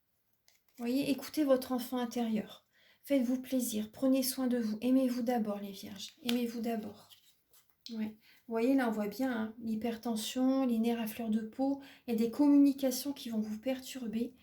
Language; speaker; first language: French; native; French